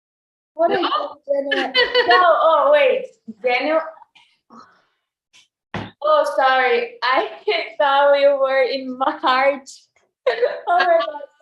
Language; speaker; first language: English; non-native, learner; Portuguese